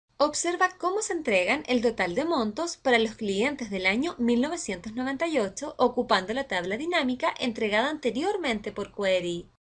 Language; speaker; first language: Spanish; native; Spanish